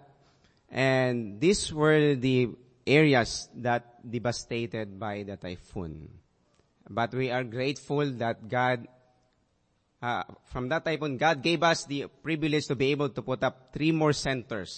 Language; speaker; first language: English; non-native, local second language; Aklanon